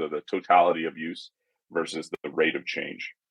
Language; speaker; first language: English; native; English